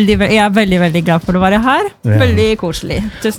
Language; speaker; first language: Norwegian; non-native, fluent; Polish